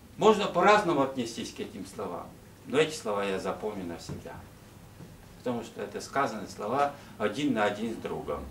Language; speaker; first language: Russian; non-native, local second language; Udmurt